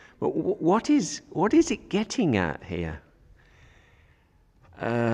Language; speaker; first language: English; native; English